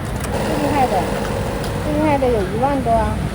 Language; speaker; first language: Chinese; native; Chinese